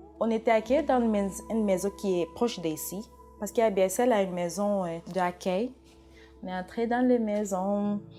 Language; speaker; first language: French; non-native, fluent; Swahili